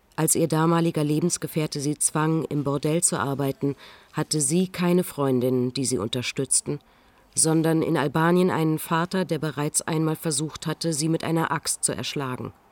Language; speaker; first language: German; native; German